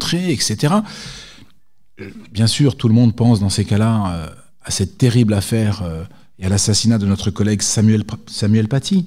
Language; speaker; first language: French; native; French